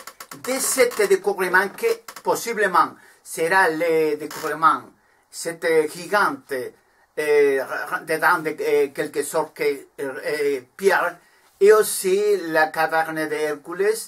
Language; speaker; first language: French; non-native, learner; Spanish